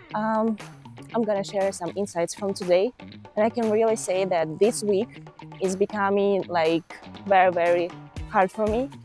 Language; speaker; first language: English; non-native, fluent; Ukrainian